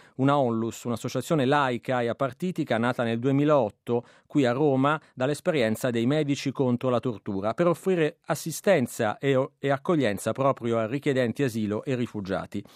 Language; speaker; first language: Italian; native; Italian